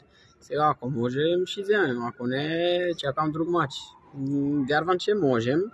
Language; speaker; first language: Bulgarian; non-native, learner; Romanian